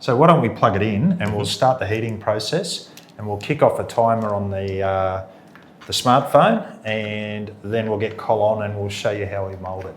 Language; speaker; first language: English; native; English